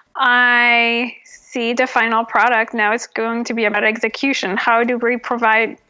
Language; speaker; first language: English; non-native, fluent; French